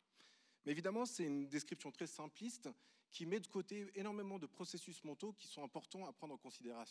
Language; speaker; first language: French; native; French